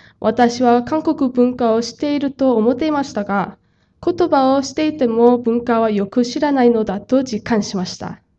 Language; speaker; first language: Japanese; non-native, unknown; Korean